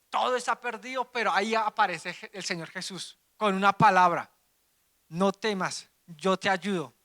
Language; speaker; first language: Spanish; native; Spanish